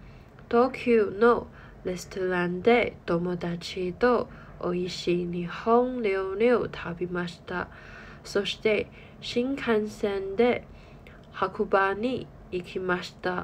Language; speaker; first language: Japanese; non-native, learner; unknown